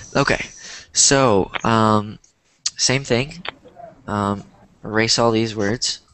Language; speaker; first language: English; native; English